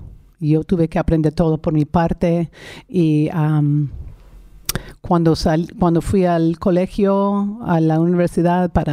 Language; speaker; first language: Spanish; non-native, fluent; English